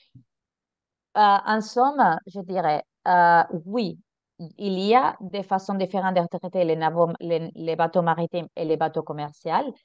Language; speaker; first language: French; non-native, fluent; Spanish